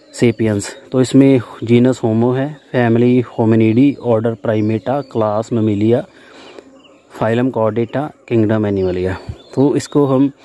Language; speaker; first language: Hindi; non-native, local second language; Punjabi